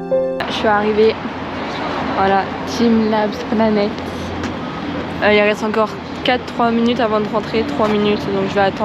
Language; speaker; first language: French; native; French